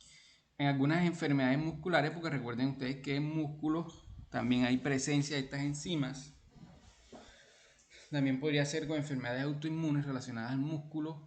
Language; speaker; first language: Spanish; native; Spanish